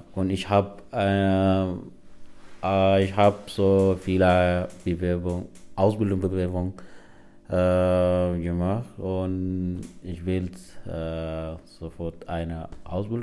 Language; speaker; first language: German; non-native, learner; Arabic